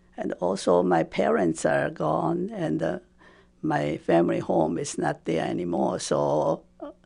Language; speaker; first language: English; non-native, fluent; Japanese